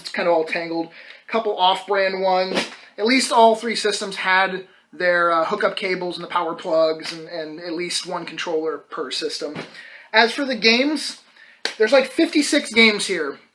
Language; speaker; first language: English; native; English